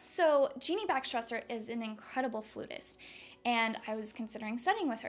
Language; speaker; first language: English; native; English